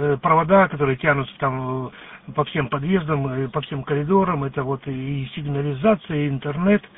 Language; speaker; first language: Russian; native; Russian